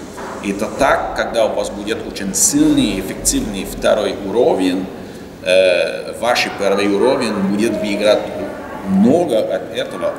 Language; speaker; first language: Russian; non-native, learner; French